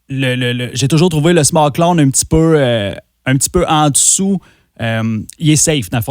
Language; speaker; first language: French; native; French